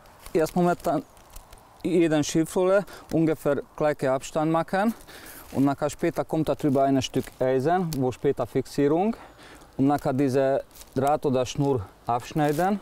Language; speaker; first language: German; non-native, learner; Hungarian